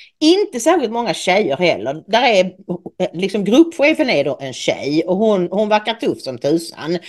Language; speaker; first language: Swedish; native; Swedish